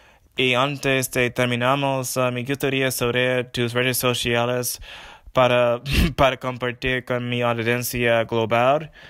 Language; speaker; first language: Spanish; non-native, learner; English